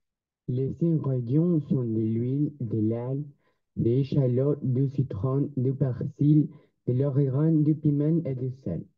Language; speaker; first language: French; non-native, learner; Spanish